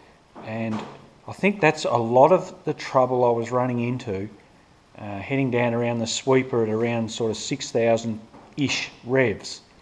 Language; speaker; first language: English; native; English